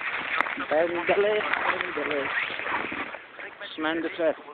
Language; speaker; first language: French; non-native, learner; Romanian